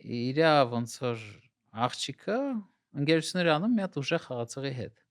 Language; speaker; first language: Armenian; non-native, local second language; Russian